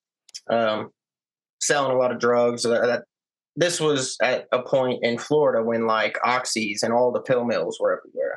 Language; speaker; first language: English; native; English